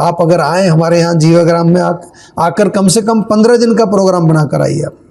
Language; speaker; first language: Hindi; native; Hindi